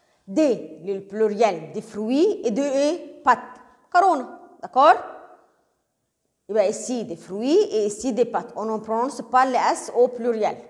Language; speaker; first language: French; non-native, local second language; Arabic